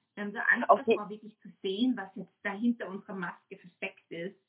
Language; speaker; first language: German; native; German